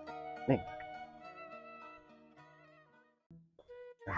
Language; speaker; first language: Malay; non-native, local second language; Sundanese